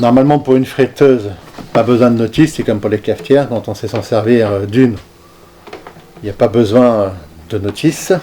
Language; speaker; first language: French; native; French